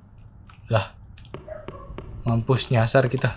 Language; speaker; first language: Indonesian; native; Indonesian